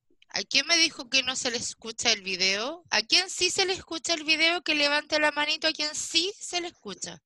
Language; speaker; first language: Spanish; native; Spanish